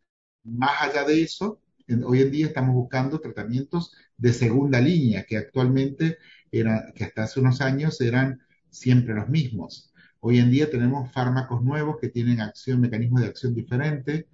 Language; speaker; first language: Spanish; native; Spanish